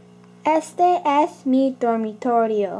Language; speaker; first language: Spanish; non-native, learner; English